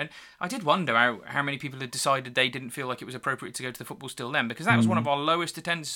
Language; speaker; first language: English; native; English